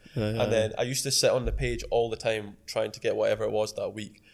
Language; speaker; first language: English; native; English